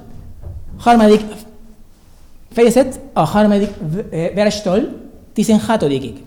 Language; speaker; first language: Hungarian; non-native, learner; Spanish